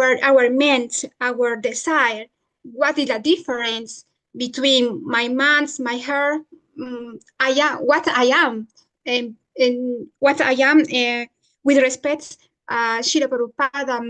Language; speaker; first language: English; non-native, learner; Spanish